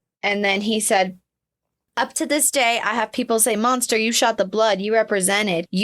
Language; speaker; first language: English; native; English